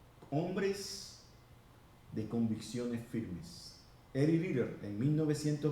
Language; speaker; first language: Spanish; native; Spanish